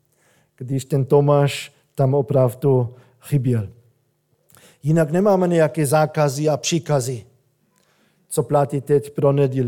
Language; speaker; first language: Czech; non-native, fluent; German